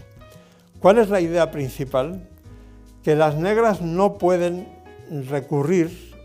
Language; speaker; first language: Spanish; native; Spanish